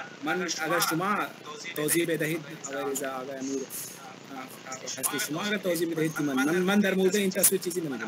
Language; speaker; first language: Persian; non-native, learner; Hindi